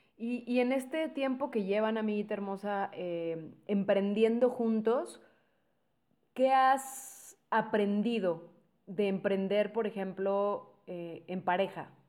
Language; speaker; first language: Spanish; native; Spanish